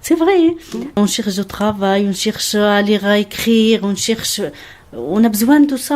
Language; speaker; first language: French; non-native, learner; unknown